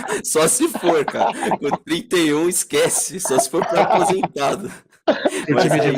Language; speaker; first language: Portuguese; native; Portuguese